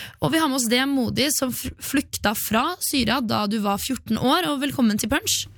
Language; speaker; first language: Norwegian; native; Norwegian